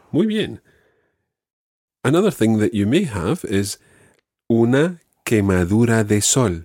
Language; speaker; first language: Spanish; non-native, fluent; English